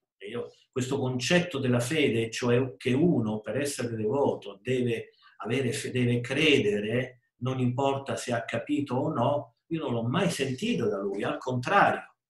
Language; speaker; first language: Italian; native; Italian